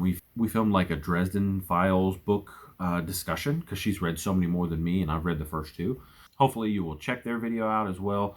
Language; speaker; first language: English; native; English